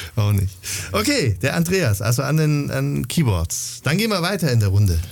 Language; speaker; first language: German; native; German